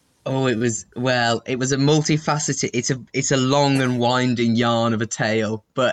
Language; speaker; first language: English; native; English